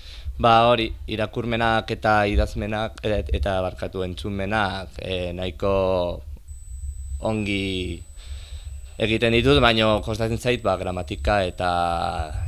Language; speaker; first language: Basque; non-native, local second language; Spanish